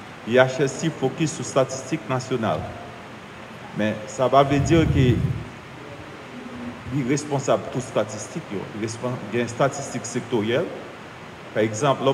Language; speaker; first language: French; non-native, local second language; Haitian Creole